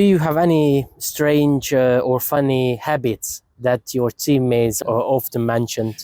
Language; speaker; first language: English; non-native, fluent; Hungarian